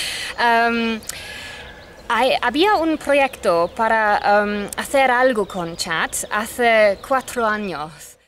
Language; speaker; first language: Spanish; non-native, fluent; English